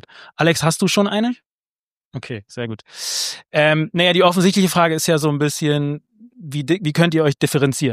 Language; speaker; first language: German; native; German